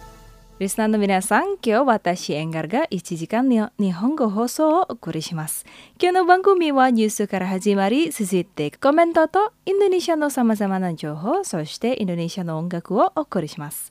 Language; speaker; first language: Japanese; non-native, fluent; Indonesian